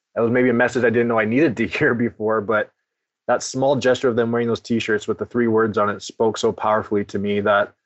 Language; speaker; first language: English; native; English